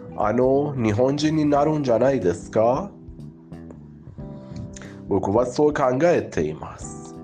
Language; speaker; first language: Japanese; non-native, fluent; Persian